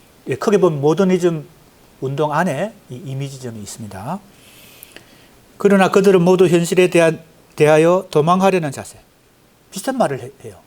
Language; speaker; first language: Korean; native; Korean